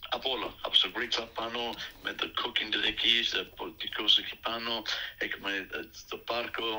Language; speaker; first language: Greek; early bilingual, heritage; Greek